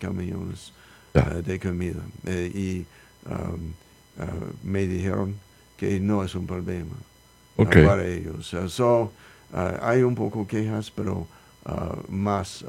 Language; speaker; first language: Spanish; non-native, learner; English